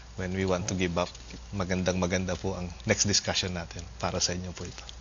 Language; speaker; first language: Filipino; native; Filipino